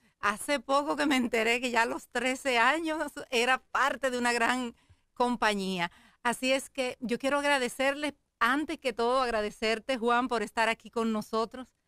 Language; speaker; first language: Spanish; native; Spanish